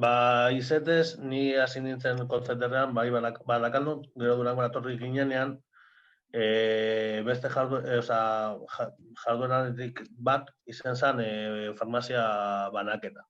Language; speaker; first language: Basque; non-native, local second language; Spanish